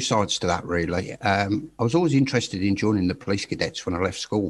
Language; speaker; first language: English; native; English